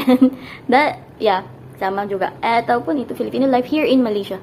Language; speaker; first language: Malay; non-native, fluent; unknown